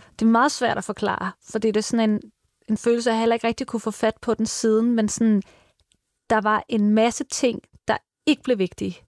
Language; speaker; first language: Danish; native; Danish